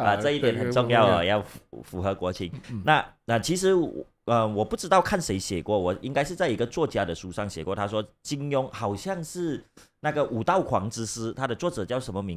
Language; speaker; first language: Chinese; native; Chinese